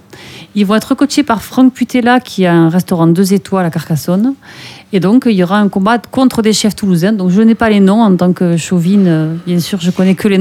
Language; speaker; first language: French; native; French